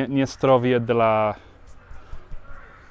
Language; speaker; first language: Polish; non-native, learner; Norwegian